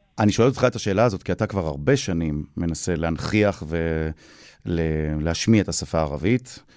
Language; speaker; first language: Hebrew; native; Hebrew